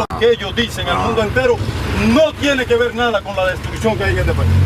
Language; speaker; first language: Spanish; native; Spanish